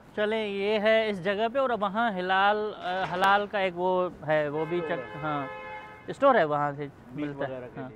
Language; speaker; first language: Urdu; non-native, local second language; Sindhi